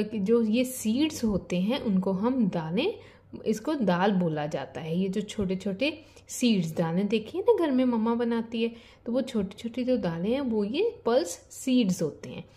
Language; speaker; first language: Hindi; native; Hindi